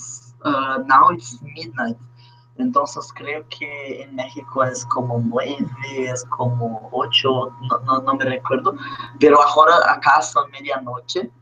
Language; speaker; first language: Spanish; non-native, learner; Portuguese